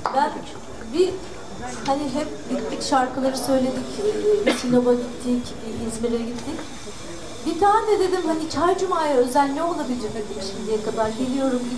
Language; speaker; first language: Turkish; native; Turkish